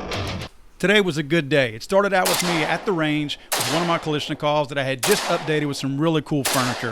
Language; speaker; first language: English; native; English